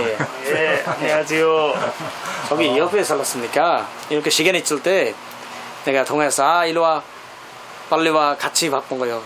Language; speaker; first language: Korean; non-native, learner; Bangla